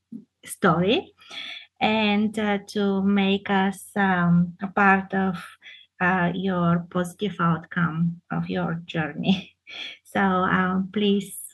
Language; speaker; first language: English; non-native, fluent; Bulgarian